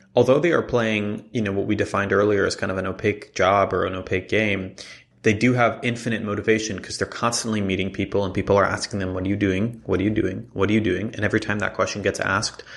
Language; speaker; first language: English; non-native, fluent; Hebrew